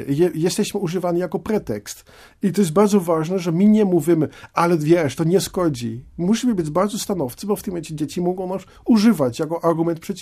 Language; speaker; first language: Polish; non-native, fluent; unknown